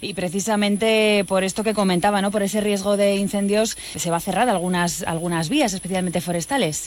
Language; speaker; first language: Spanish; native; Spanish